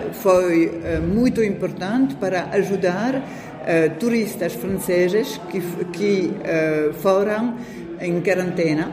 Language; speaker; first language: Portuguese; non-native, fluent; French